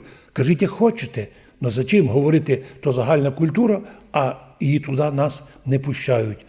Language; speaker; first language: Ukrainian; non-native, local second language; Rusyn